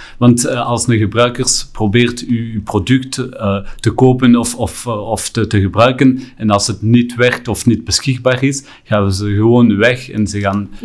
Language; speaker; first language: Dutch; non-native, local second language; French